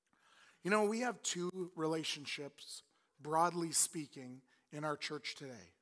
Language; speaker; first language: English; native; English